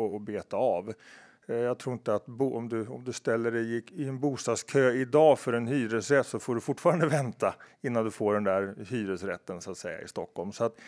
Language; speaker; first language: Swedish; native; Swedish